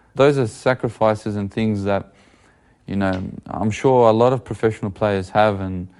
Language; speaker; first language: English; native; English